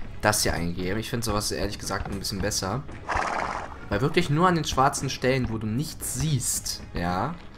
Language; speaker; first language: German; early bilingual, other home language; Greek